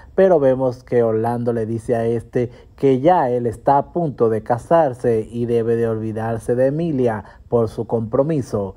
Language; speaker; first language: Spanish; native; Spanish